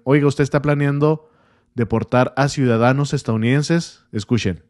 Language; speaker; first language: Spanish; native; Spanish